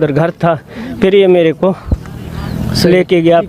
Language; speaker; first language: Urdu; non-native, local second language; Baluchi